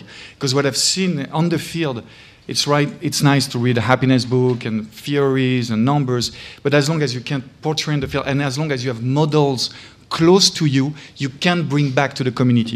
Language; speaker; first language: English; non-native, fluent; French